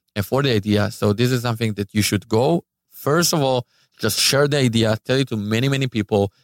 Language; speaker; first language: English; non-native, fluent; Hebrew